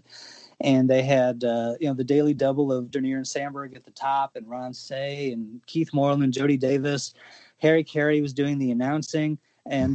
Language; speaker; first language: English; native; English